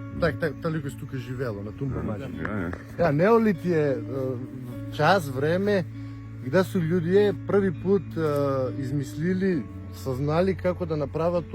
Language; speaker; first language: Slovenian; non-native, learner; Macedonian